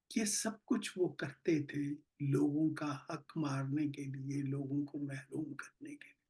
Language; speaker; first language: Urdu; native; Urdu